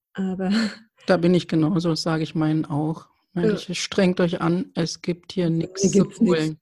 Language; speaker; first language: German; early bilingual, other home language; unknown